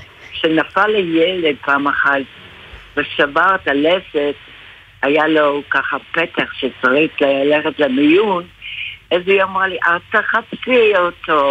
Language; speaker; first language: Hebrew; non-native, fluent; English